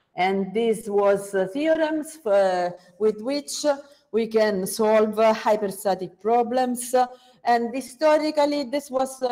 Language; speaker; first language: English; non-native, fluent; Italian